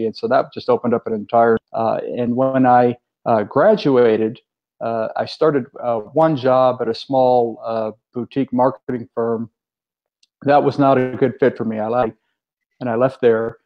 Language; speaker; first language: English; native; English